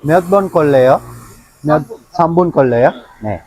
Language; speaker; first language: Korean; non-native, learner; Sinhala